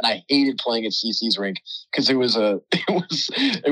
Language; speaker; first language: English; native; English